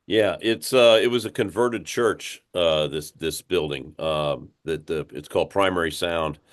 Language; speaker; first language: English; native; English